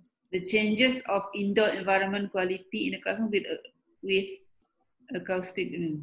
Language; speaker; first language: English; non-native, local second language; Malay